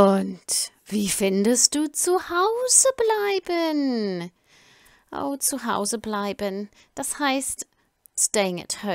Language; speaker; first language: German; non-native, fluent; English